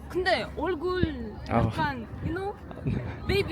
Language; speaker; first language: Korean; non-native, learner; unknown